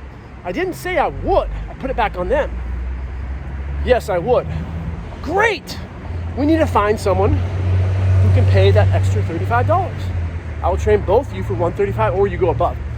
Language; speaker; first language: English; native; English